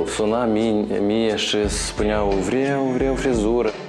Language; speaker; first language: Romanian; non-native, local second language; Russian